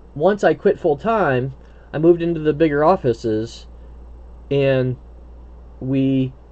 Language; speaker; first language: English; native; English